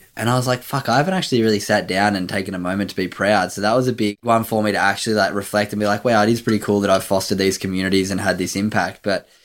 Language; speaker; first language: English; native; English